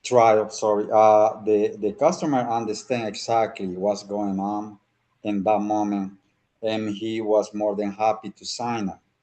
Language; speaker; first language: English; non-native, learner; Spanish